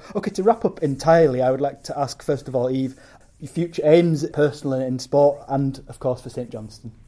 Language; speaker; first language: English; native; English